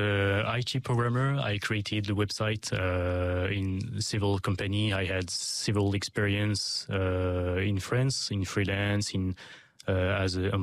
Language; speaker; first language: English; non-native, learner; French